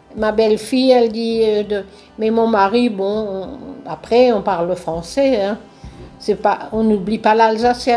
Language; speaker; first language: French; non-native, local second language; Swiss German